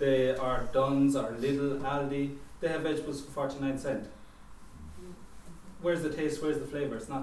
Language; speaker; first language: English; native; English